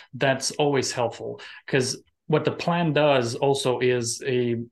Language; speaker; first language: English; non-native, fluent; Romanian